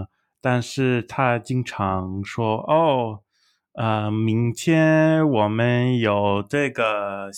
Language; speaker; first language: Chinese; non-native, learner; English